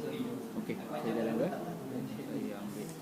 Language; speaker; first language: Malay; native; Malay